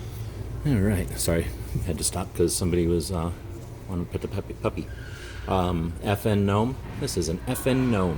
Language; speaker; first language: English; native; English